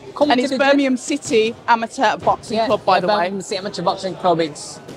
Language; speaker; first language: English; native; English